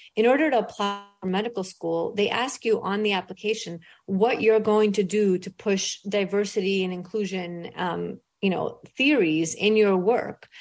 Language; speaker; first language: English; early bilingual, other home language; Russian